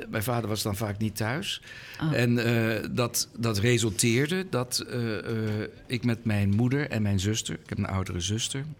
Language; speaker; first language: Dutch; early bilingual, other home language; English